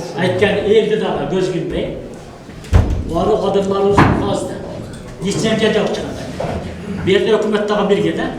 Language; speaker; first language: Kyrgyz; native; Kyrgyz